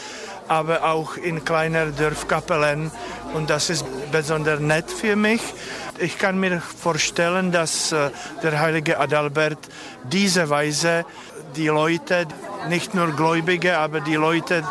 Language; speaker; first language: German; non-native, fluent; Czech